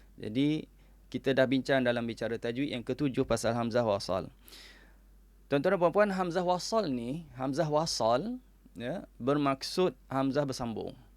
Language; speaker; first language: Malay; native; Malay